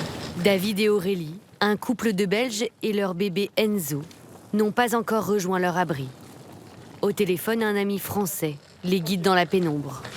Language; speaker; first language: French; native; French